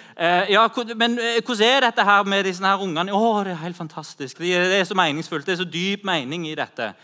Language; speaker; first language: Norwegian; native; Norwegian